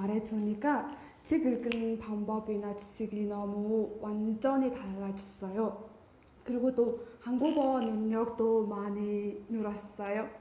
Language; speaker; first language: Korean; non-native, fluent; Mongolian